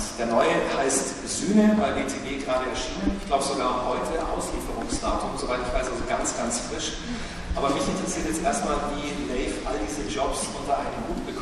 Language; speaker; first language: German; native; German